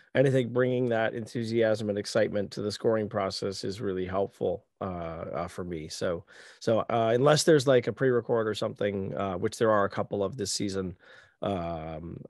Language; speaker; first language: English; native; English